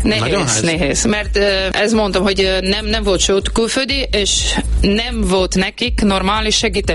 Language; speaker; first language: Hungarian; non-native, learner; Portuguese